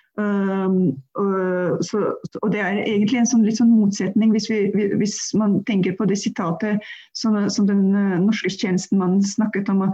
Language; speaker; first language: Norwegian; non-native, fluent; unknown